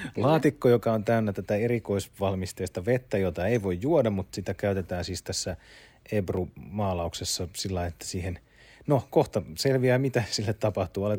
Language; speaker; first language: Finnish; native; Finnish